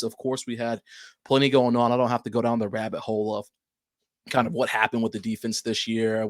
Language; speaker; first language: English; native; English